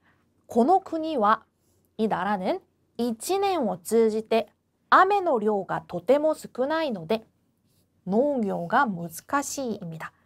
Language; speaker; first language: Japanese; non-native, fluent; Korean